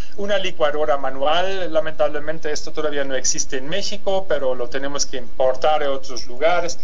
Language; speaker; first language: Spanish; non-native, fluent; German